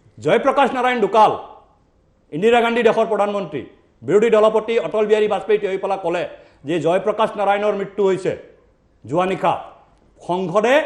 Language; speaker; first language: Assamese; native; Assamese